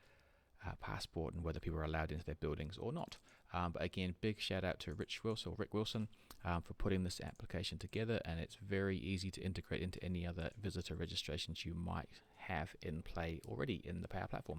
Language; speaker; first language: English; native; English